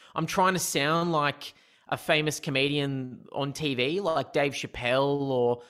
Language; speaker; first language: English; native; English